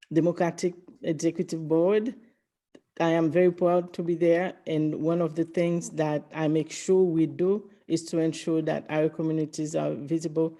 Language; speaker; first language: English; early bilingual, other home language; Haitian Creole